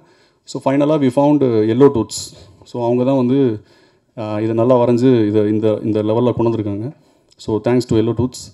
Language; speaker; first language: Tamil; native; Tamil